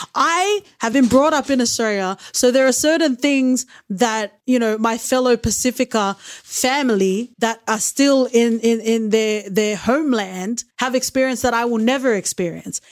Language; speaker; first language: English; native; English